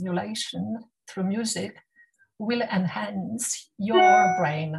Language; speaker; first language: English; non-native, fluent; Polish